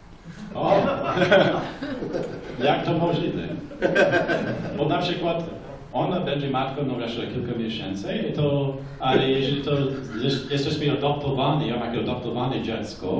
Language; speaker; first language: Polish; non-native, fluent; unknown